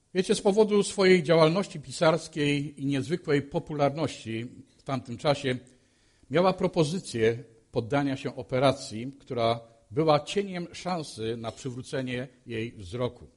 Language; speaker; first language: Polish; native; Polish